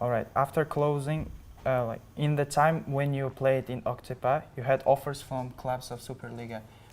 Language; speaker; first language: English; non-native, learner; Uzbek